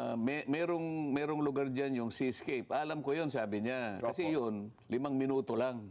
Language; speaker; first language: Filipino; non-native, local second language; Masbatenyo